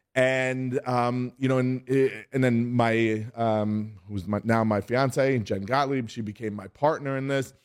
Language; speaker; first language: English; native; English